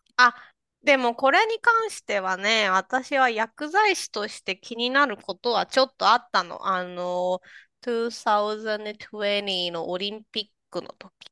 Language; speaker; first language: Japanese; native; Japanese